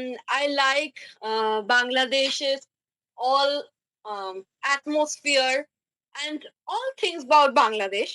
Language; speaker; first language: English; non-native, learner; Bangla